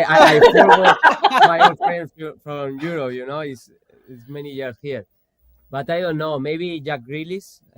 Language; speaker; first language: English; non-native, fluent; Spanish